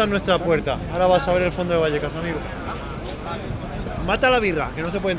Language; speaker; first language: Spanish; native; Spanish